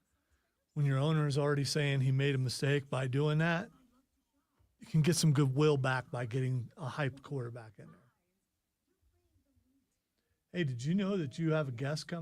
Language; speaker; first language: English; native; English